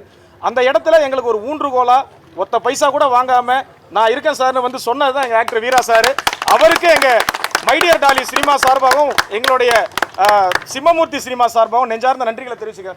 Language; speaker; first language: Tamil; native; Tamil